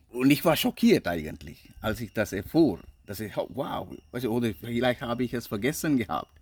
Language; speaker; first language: German; non-native, fluent; Sinhala